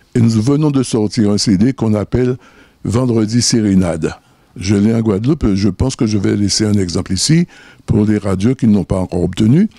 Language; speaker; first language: French; native; French